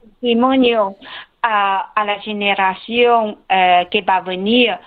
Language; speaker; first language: Spanish; non-native, learner; Khmer